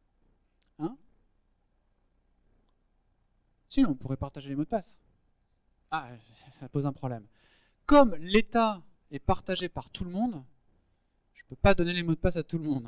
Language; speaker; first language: French; native; French